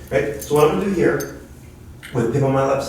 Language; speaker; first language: English; native; English